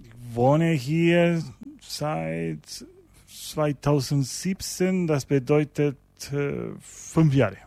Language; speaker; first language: German; non-native, learner; Spanish